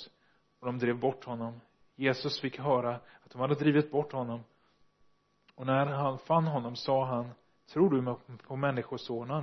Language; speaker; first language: Swedish; non-native, fluent; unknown